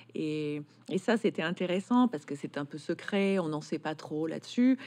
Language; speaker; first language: French; native; French